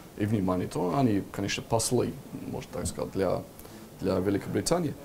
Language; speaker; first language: Russian; non-native, fluent; English